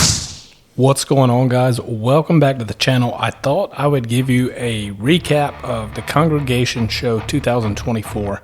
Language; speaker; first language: English; native; English